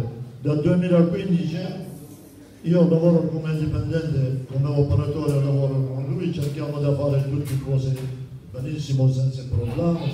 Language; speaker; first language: Italian; non-native, fluent; Kurdish